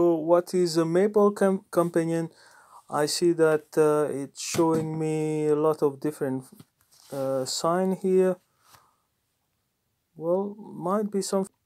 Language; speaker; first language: English; non-native, fluent; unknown